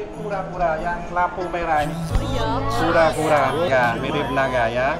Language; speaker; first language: Indonesian; non-native, learner; Vietnamese